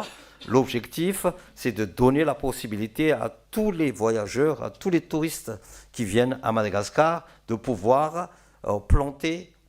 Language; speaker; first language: French; non-native, local second language; Malagasy